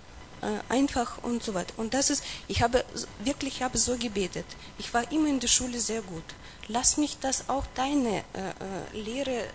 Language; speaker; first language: German; non-native, learner; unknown